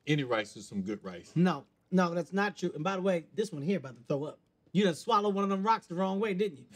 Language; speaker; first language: English; native; English